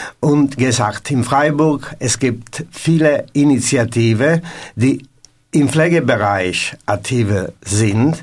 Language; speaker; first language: German; non-native, learner; Italian